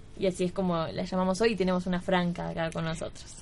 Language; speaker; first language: Spanish; native; Spanish